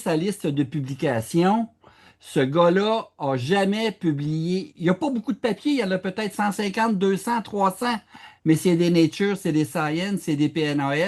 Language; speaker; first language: French; native; French